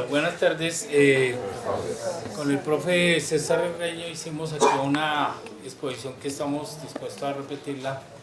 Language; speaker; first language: Spanish; native; Spanish